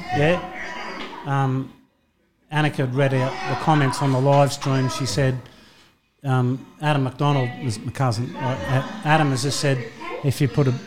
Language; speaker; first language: English; native; English